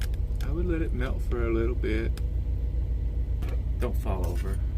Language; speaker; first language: English; native; English